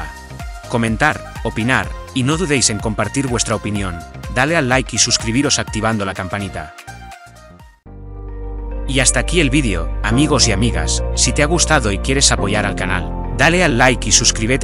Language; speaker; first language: Spanish; native; Spanish